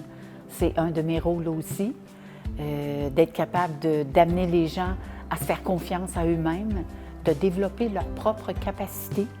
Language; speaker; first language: French; native; French